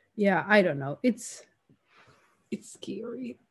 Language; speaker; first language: English; non-native, fluent; Swedish